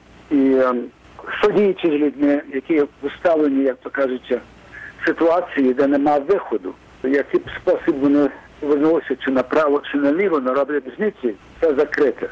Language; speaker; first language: Ukrainian; early bilingual, heritage; Ukrainian